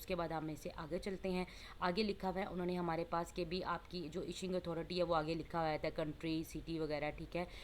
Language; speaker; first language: Hindi; non-native, local second language; Punjabi